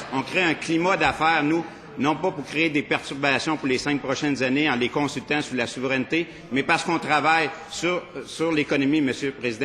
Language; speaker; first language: French; native; French